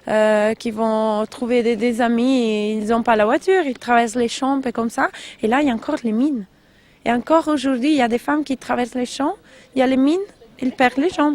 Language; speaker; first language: French; non-native, local second language; Italian